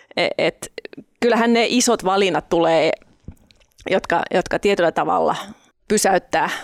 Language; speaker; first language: Finnish; non-native, local second language; Swedish